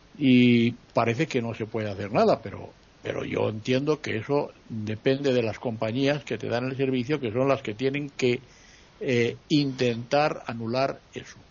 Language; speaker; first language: Spanish; native; Spanish